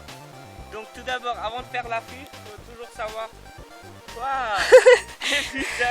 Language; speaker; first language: French; native; French